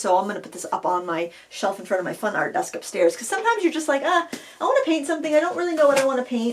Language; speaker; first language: English; native; English